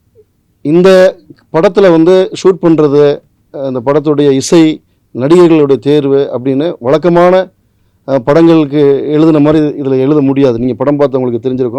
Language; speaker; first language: Tamil; native; Tamil